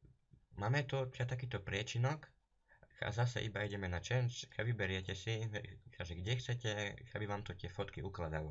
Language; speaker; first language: Slovak; native; Slovak